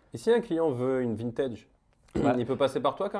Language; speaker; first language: French; native; French